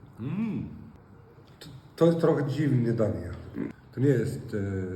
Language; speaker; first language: Polish; non-native, learner; Icelandic